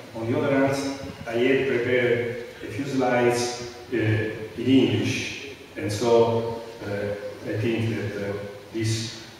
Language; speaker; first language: English; non-native, fluent; Italian